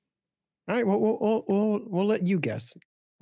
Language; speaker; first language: English; native; English